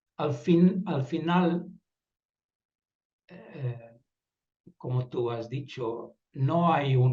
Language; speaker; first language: Spanish; non-native, fluent; Dutch